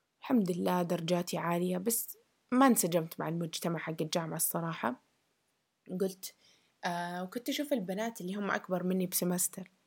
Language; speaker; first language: Arabic; early bilingual, heritage; Arabic